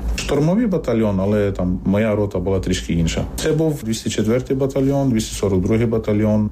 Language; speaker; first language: Ukrainian; non-native, fluent; Arabic